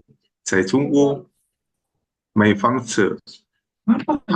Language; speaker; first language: Chinese; non-native, learner; Indonesian